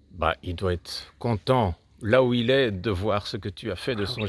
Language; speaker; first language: French; native; French